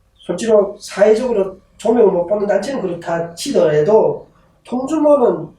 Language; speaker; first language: Korean; native; Korean